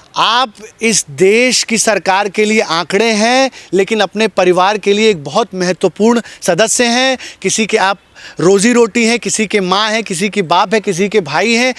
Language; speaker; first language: Hindi; native; Hindi